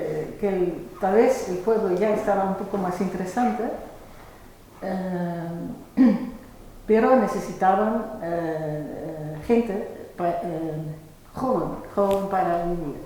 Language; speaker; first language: Spanish; non-native, fluent; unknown